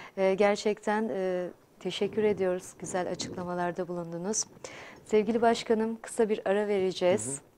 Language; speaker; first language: Turkish; native; Turkish